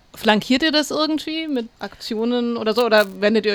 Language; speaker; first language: German; native; German